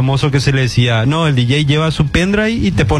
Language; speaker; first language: Spanish; native; Spanish